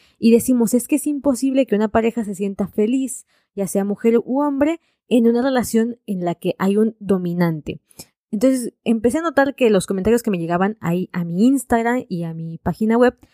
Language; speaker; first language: Spanish; native; Spanish